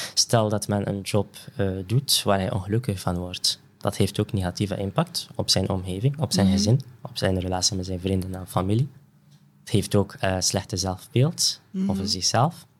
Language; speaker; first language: Dutch; non-native, fluent; Riffian